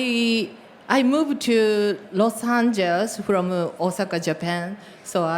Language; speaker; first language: English; non-native, learner; Japanese